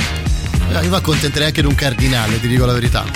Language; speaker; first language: Italian; native; Italian